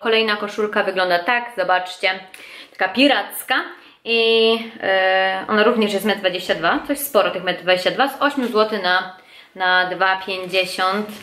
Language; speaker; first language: Polish; native; Polish